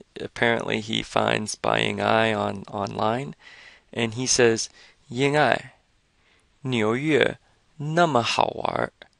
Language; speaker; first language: English; native; English